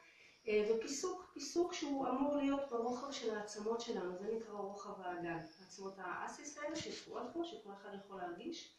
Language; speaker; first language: Hebrew; native; Hebrew